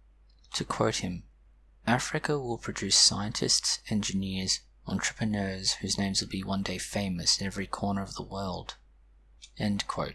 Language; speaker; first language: English; native; English